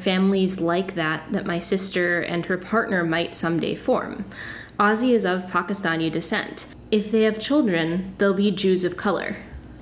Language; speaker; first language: English; native; English